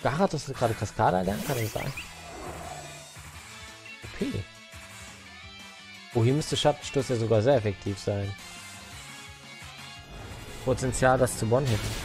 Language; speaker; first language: German; native; German